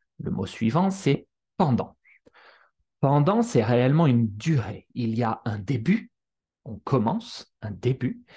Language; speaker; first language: French; native; French